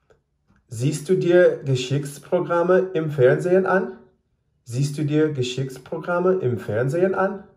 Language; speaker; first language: German; non-native, fluent; English